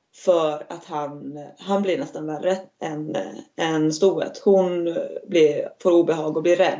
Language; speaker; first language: Swedish; native; Swedish